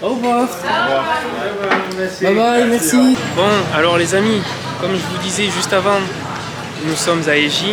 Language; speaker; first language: French; native; French